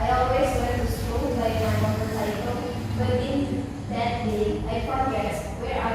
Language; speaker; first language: English; non-native, learner; Indonesian